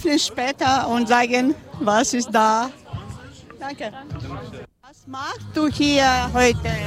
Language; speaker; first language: German; non-native, learner; Ukrainian